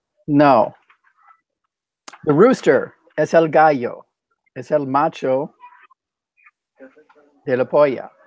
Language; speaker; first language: Spanish; non-native, fluent; English